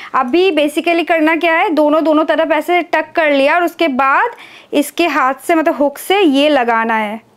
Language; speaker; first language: Hindi; non-native, local second language; Bangla